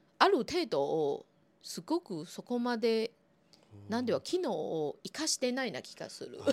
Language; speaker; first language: Japanese; non-native, fluent; Chinese